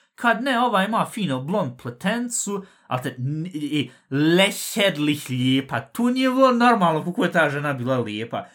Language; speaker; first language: Bosnian; early bilingual, heritage; Bosnian